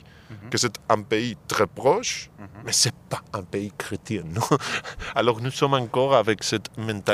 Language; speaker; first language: French; non-native, fluent; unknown